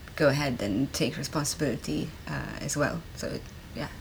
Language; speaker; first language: English; non-native, fluent; Romanian